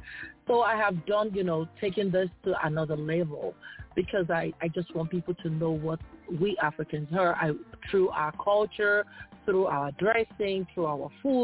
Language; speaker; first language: English; non-native, local second language; Yoruba